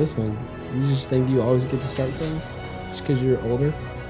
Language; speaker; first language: English; native; English